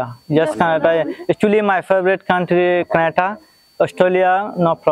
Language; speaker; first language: English; non-native, learner; Rohingya